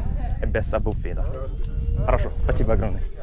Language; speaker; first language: Russian; non-native, learner; Norwegian